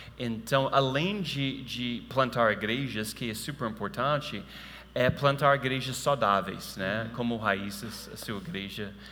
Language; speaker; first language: Portuguese; non-native, fluent; English